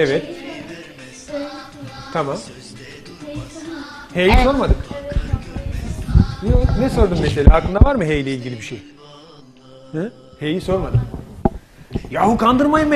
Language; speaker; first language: Turkish; native; Turkish